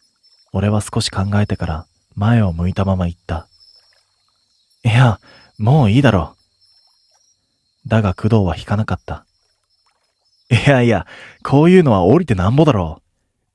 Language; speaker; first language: Japanese; native; Japanese